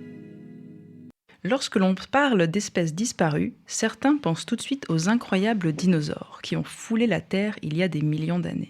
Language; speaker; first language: French; native; French